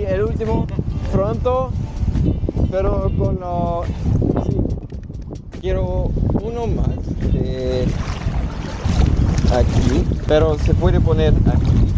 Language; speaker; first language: Spanish; non-native, learner; English